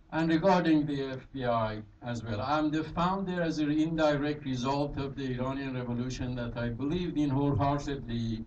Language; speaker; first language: English; non-native, fluent; Persian